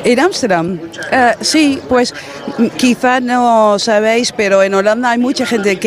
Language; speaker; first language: Spanish; non-native, fluent; Dutch